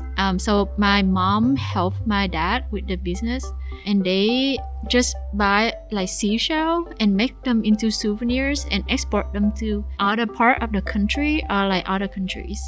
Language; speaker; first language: English; non-native, fluent; Vietnamese